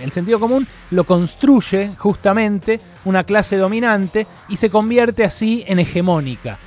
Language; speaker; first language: Spanish; native; Spanish